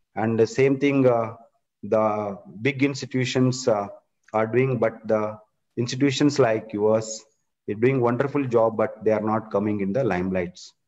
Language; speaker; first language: English; non-native, local second language; Kannada